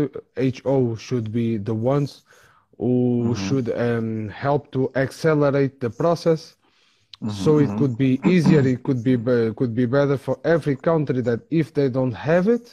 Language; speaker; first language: English; non-native, fluent; Portuguese